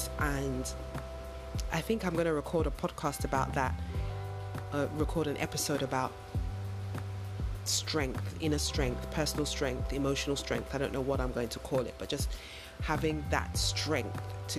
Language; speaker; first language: English; native; English